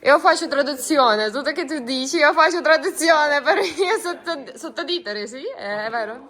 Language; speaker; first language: Italian; non-native, learner; Ukrainian